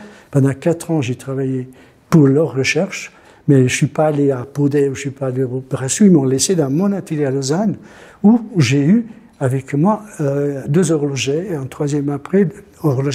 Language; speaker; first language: French; non-native, fluent; Italian